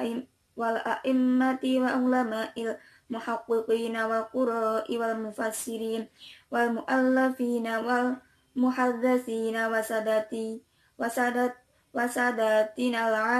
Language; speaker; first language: Arabic; non-native, learner; Indonesian